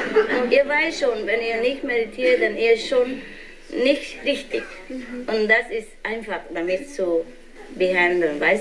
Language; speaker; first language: German; non-native, learner; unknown